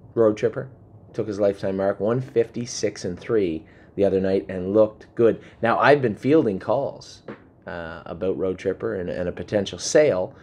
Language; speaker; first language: English; native; English